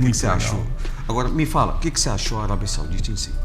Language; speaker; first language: Portuguese; non-native, fluent; Arabic